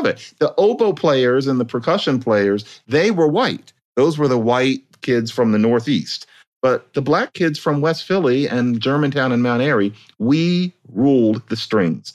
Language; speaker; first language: English; native; English